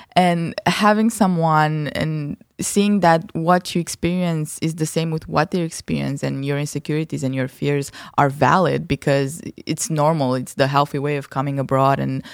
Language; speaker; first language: English; non-native, fluent; Romanian